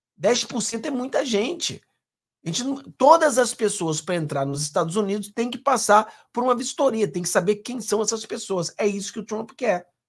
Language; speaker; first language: Portuguese; native; Portuguese